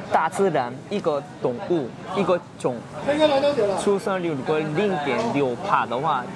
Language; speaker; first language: Chinese; non-native, fluent; Korean